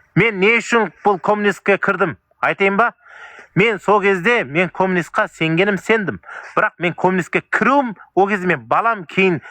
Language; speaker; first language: Kazakh; native; Kazakh